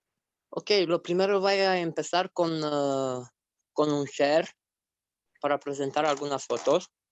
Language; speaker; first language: Spanish; non-native, fluent; Romanian